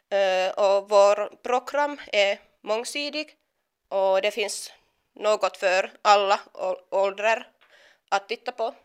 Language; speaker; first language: Swedish; non-native, local second language; Finnish